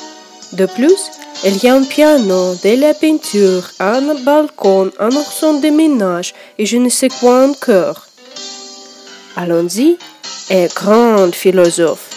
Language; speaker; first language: French; non-native, learner; Russian